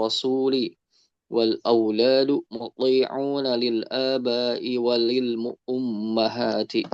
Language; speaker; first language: Arabic; non-native, learner; Indonesian